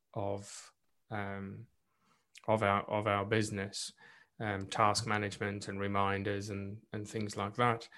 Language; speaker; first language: English; non-native, local second language; Afrikaans